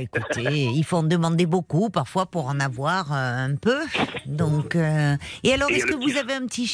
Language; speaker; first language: French; native; French